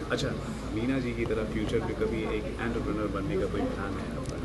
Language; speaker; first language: Hindi; native; Hindi